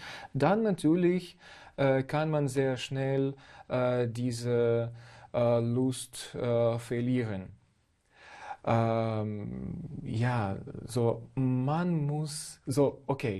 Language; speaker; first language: German; non-native, fluent; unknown